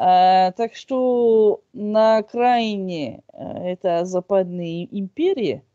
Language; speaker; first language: Russian; non-native, fluent; French